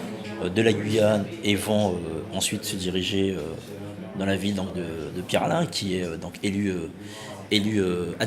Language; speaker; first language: French; native; French